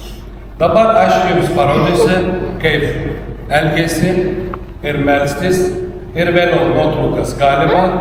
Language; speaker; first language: Lithuanian; non-native, learner; Turkish